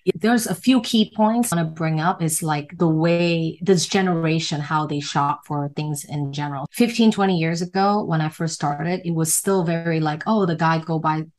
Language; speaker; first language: English; non-native, local second language; Cantonese